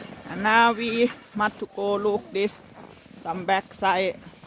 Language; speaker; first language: English; non-native, learner; Thai